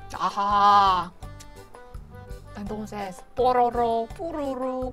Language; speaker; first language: Spanish; non-native, learner; Korean